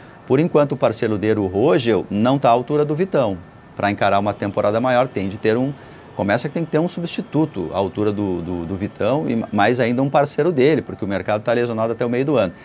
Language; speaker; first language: Portuguese; native; Portuguese